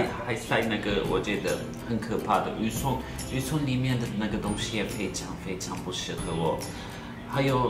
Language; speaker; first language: Chinese; non-native, fluent; Turkish